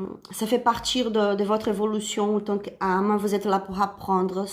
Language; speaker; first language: French; non-native, learner; Spanish